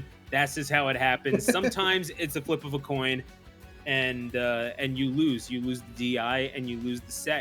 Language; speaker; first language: English; native; English